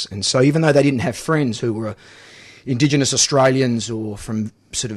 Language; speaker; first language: English; native; English